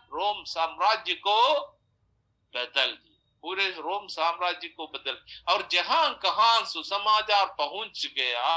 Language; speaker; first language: Hindi; non-native, local second language; Odia